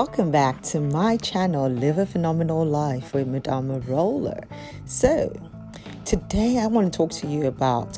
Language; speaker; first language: English; non-native, local second language; Yoruba